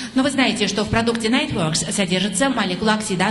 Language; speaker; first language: Russian; native; Russian